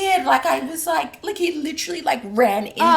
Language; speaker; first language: English; native; English